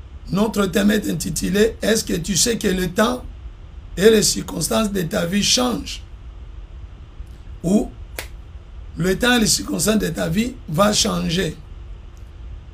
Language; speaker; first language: French; non-native, local second language; Lingala